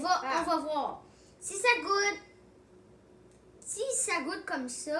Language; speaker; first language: French; non-native, local second language; English